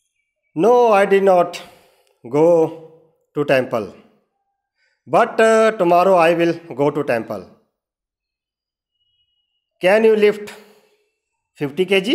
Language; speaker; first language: English; non-native, learner; Hindi